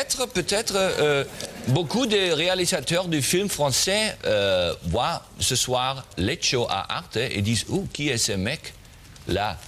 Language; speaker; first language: French; non-native, learner; German